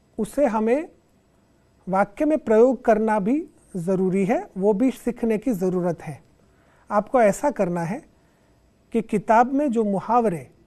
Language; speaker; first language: Hindi; non-native, local second language; Gujarati